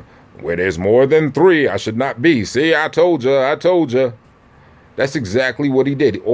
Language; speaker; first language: English; native; English